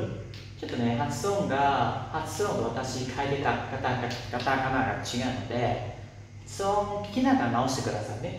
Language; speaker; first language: Japanese; non-native, fluent; Lao